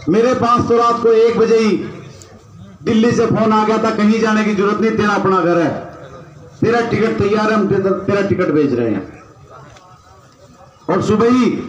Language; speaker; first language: Hindi; native; Hindi